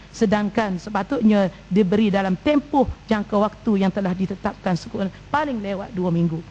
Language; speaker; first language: Malay; native; Malay